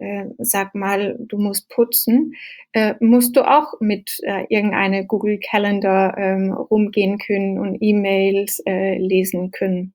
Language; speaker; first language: German; non-native, fluent; Danish